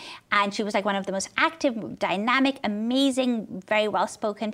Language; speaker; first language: English; non-native, local second language; Urdu